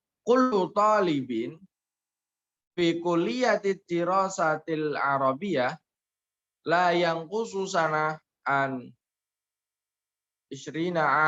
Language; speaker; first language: Arabic; non-native, learner; Indonesian